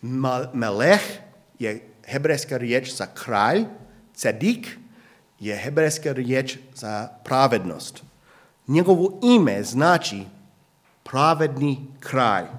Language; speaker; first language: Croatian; non-native, fluent; English